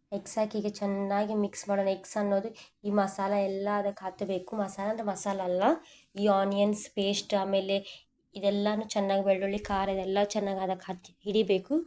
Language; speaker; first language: Kannada; non-native, local second language; Telugu